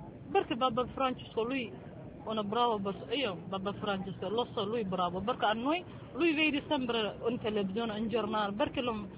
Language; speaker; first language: Italian; non-native, learner; Tigrinya